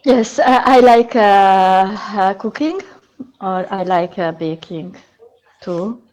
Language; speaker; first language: English; non-native, learner; Hungarian